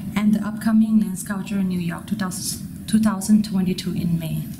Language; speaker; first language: English; non-native, fluent; Thai